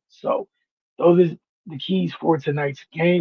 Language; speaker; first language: English; native; English